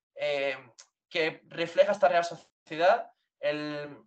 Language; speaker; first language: English; non-native, learner; Spanish